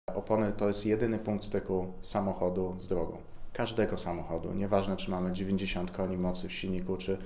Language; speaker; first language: Polish; native; Polish